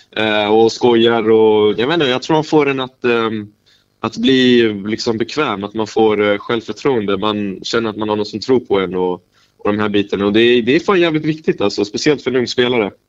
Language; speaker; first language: Swedish; native; Swedish